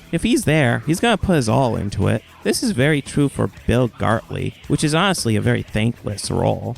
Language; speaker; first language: English; native; English